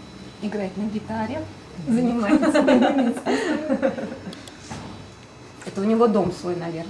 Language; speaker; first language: Russian; native; Russian